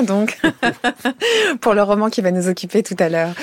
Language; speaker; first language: French; native; French